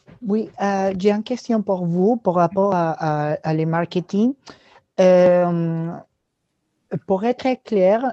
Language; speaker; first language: French; non-native, learner; Spanish